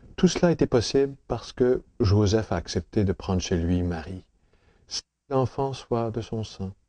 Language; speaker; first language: French; native; French